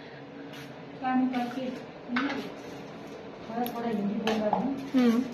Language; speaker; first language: Hindi; non-native, local second language; Nepali